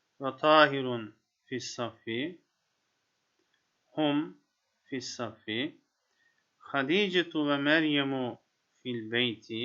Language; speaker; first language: Arabic; non-native, fluent; Turkish